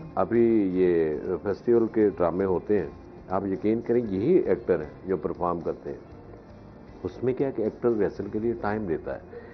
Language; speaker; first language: Urdu; non-native, local second language; Punjabi